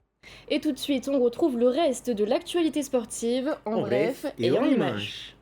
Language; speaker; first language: French; native; French